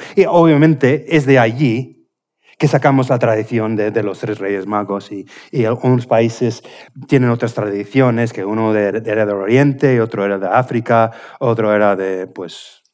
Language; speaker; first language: Spanish; non-native, fluent; English